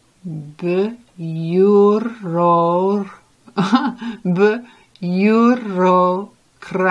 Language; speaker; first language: Ukrainian; non-native, learner; English